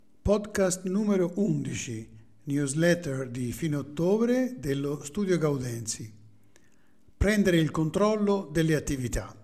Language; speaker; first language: Italian; native; Italian